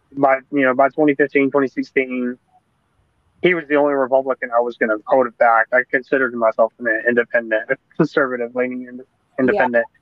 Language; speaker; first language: English; native; English